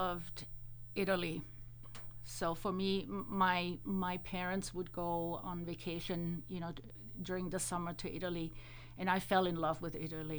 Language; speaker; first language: English; non-native, fluent; German